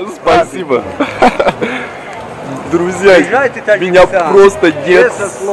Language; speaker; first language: Russian; native; Russian